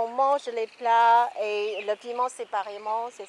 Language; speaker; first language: French; non-native, fluent; Chinese